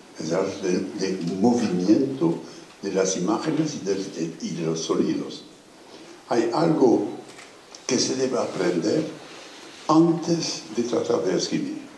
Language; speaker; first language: Spanish; non-native, fluent; French